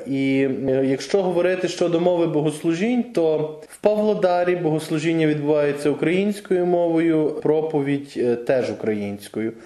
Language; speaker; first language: Ukrainian; native; Ukrainian